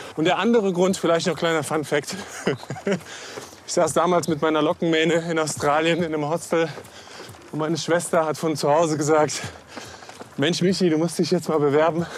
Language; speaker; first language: German; native; German